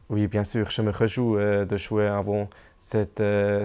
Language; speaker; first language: French; non-native, local second language; German